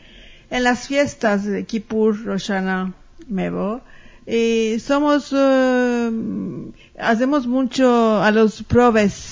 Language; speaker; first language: Spanish; early bilingual, heritage; Ladino